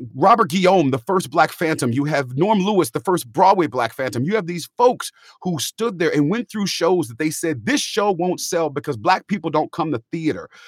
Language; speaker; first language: English; native; English